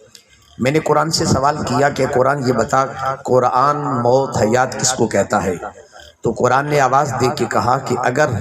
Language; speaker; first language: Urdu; non-native, local second language; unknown